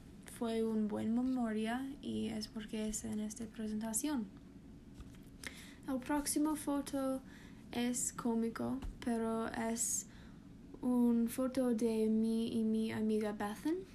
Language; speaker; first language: Spanish; non-native, learner; English